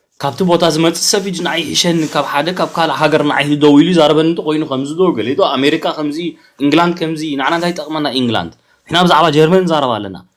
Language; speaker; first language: Tigrinya; early bilingual, heritage; Tigrinya